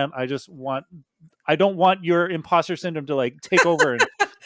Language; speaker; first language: English; native; English